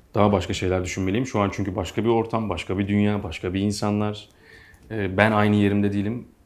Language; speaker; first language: Turkish; native; Turkish